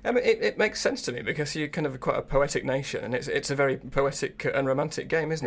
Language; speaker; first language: English; native; English